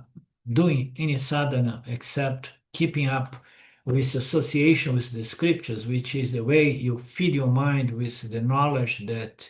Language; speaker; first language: English; non-native, fluent; Portuguese